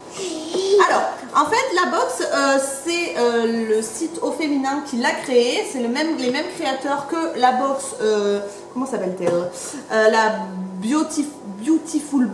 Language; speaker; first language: French; native; French